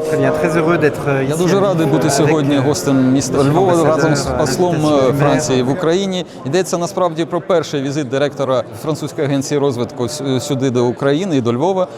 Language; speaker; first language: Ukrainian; non-native, fluent; French